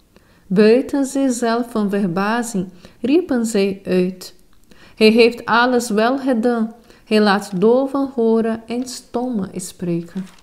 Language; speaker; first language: Dutch; non-native, fluent; Portuguese